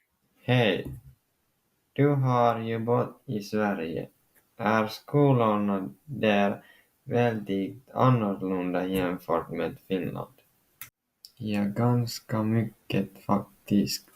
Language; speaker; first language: Swedish; non-native, local second language; Finnish